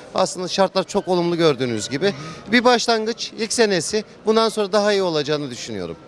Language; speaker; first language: Turkish; native; Turkish